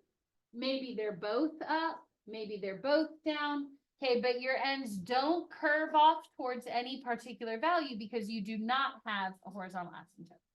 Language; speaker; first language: English; native; English